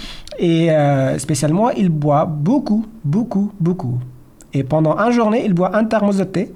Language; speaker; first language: French; non-native, learner; Persian